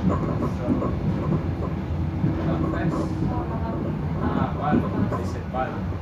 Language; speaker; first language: English; non-native, fluent; Indonesian